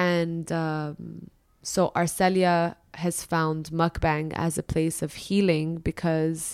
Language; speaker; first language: English; early bilingual, other home language; Arabic